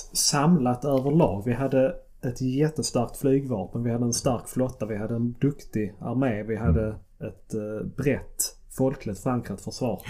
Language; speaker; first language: Swedish; native; Swedish